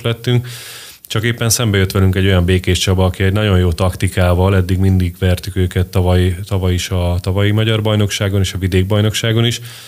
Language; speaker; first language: Hungarian; native; Hungarian